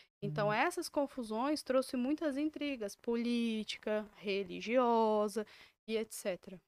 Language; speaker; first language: Portuguese; native; Portuguese